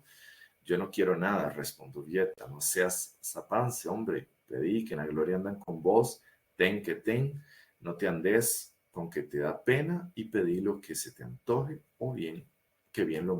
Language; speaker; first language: Spanish; native; Spanish